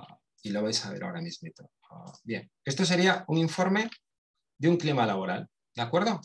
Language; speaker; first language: Spanish; native; Spanish